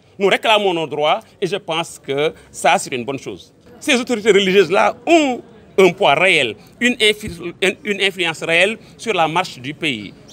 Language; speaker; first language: French; non-native, local second language; Wolof